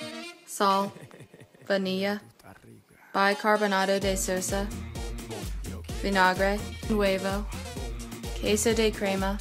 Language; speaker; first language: Spanish; non-native, learner; English